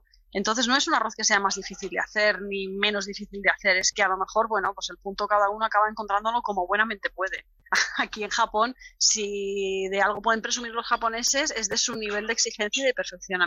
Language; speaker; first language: Spanish; native; Spanish